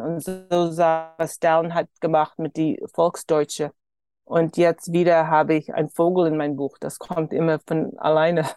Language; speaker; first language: German; early bilingual, heritage; German